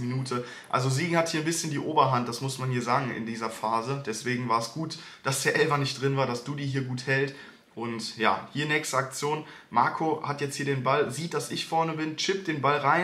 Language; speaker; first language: German; native; German